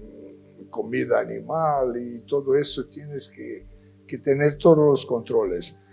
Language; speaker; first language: Spanish; non-native, fluent; Portuguese